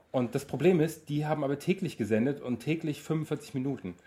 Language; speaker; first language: German; native; German